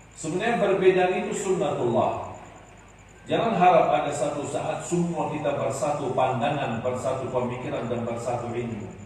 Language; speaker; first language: Indonesian; non-native, fluent; Arabic